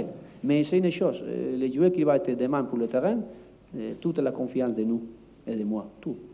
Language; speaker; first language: French; non-native, learner; Spanish